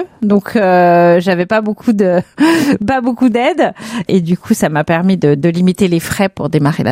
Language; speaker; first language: French; native; French